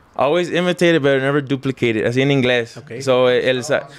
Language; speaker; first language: Spanish; native; Spanish